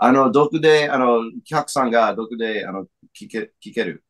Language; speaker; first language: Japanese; non-native, fluent; English